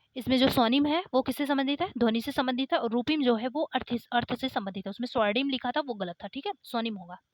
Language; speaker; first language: Hindi; native; Hindi